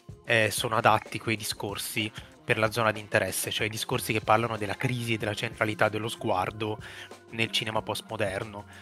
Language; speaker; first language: Italian; native; Italian